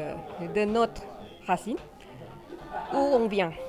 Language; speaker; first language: French; non-native, fluent; Thai